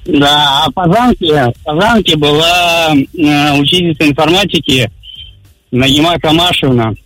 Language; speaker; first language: Russian; native; Russian